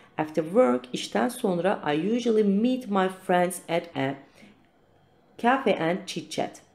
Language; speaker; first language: English; non-native, fluent; Turkish